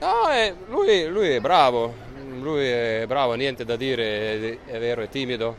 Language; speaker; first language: Italian; non-native, fluent; Lithuanian